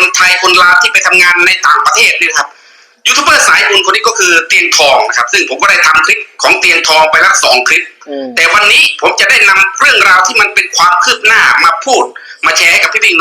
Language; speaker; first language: Thai; native; Thai